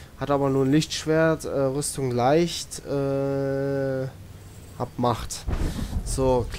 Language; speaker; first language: German; native; German